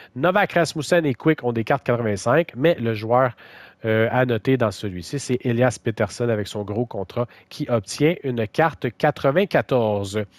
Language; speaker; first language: French; native; French